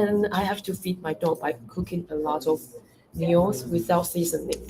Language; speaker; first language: English; non-native, learner; Chinese